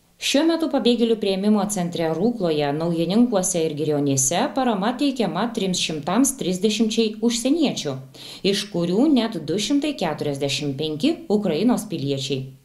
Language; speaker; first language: Lithuanian; native; Lithuanian